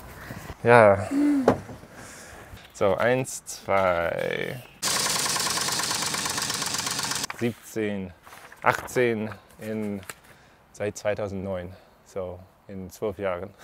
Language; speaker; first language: German; non-native, fluent; English